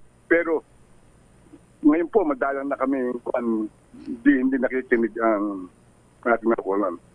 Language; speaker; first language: Filipino; native; Filipino